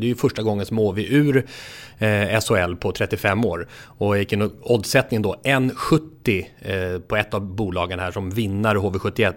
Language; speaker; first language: Swedish; native; Swedish